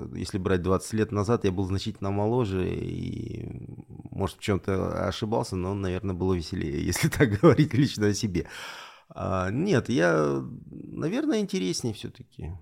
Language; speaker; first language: Russian; native; Russian